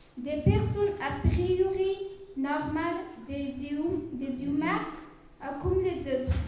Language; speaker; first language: French; non-native, learner; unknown